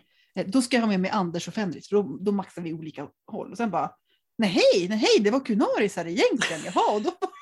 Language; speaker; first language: Swedish; native; Swedish